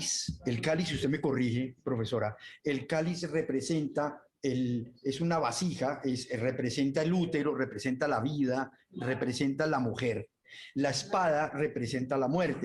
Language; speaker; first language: Spanish; native; Spanish